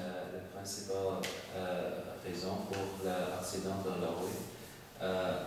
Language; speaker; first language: French; non-native, learner; Dutch